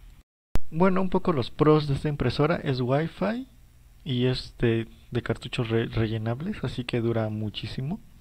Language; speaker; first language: Spanish; native; Spanish